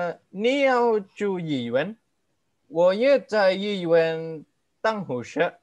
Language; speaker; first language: Chinese; non-native, learner; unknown